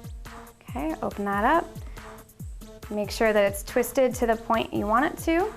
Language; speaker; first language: English; native; English